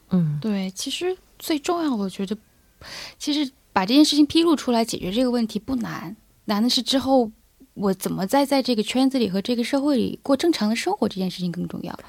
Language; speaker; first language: Chinese; native; Chinese